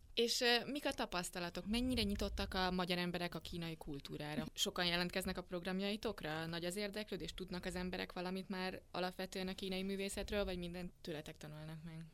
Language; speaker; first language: Hungarian; native; Hungarian